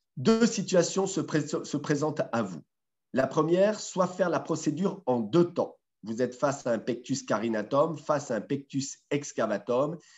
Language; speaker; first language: French; native; French